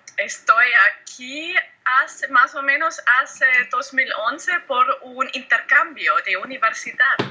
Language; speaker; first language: Spanish; non-native, learner; German